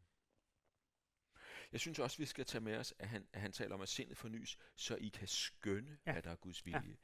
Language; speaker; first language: Danish; native; Danish